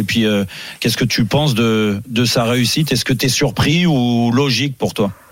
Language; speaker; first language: French; native; French